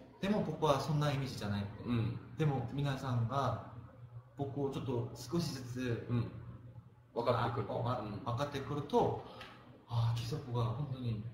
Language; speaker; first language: Japanese; non-native, fluent; Korean